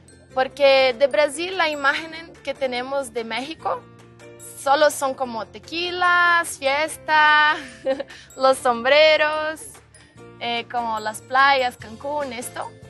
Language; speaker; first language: Spanish; non-native, learner; Portuguese